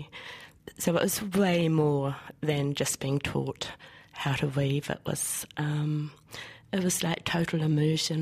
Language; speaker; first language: English; native; English